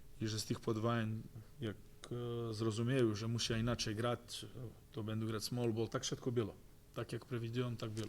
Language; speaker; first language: Polish; non-native, fluent; Croatian